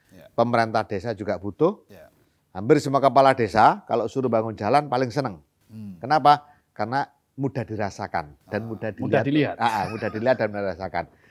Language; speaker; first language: Indonesian; native; Indonesian